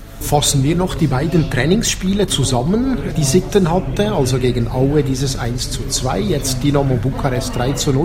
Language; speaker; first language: German; native; German